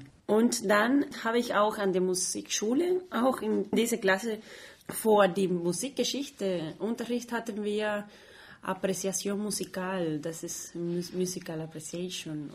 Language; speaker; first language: German; non-native, fluent; Spanish